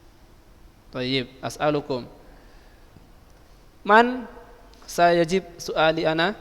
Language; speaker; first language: Arabic; non-native, fluent; Indonesian